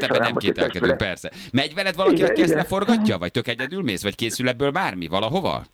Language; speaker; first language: Hungarian; native; Hungarian